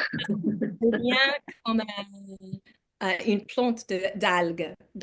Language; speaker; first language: French; non-native, learner; English